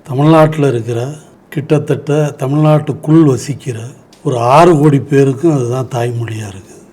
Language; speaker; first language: Tamil; native; Tamil